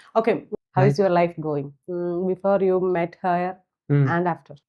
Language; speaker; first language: English; non-native, local second language; Malayalam